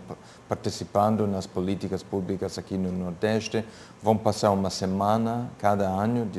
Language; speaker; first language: Portuguese; non-native, fluent; English